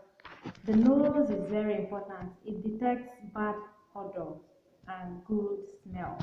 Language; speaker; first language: English; non-native, local second language; Igbo